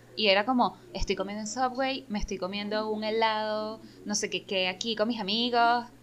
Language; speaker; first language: Spanish; native; Spanish